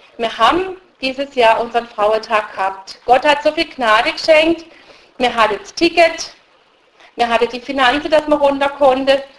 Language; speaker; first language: German; early bilingual, other home language; Russian